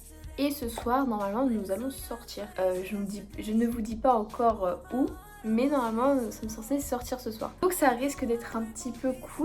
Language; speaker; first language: French; native; French